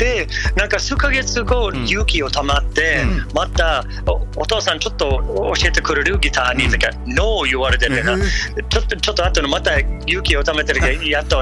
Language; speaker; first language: Japanese; non-native, learner; English